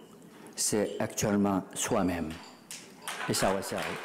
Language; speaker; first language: French; non-native, learner; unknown